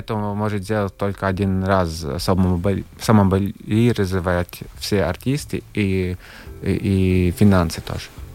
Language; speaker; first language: Russian; non-native, local second language; Latvian